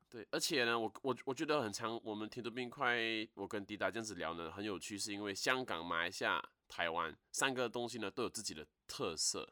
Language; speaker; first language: Chinese; native; Chinese